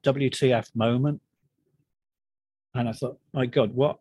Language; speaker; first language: English; native; English